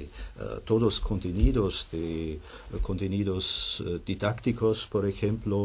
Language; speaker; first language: Spanish; non-native, fluent; German